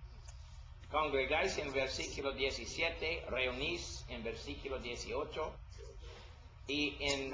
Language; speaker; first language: Spanish; non-native, learner; English